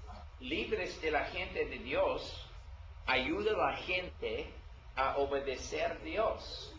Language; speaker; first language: Spanish; non-native, learner; English